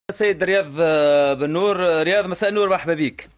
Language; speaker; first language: Arabic; native; Arabic